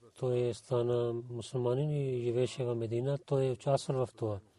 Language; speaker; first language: Bulgarian; non-native, learner; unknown